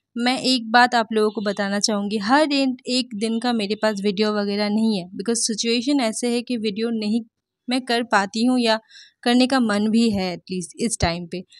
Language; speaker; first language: Hindi; non-native, local second language; Bangla